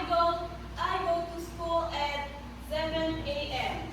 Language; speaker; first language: English; non-native, learner; Indonesian